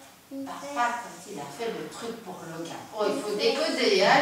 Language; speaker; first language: French; native; French